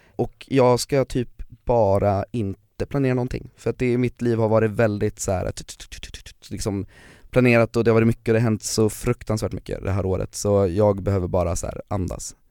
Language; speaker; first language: Swedish; native; Swedish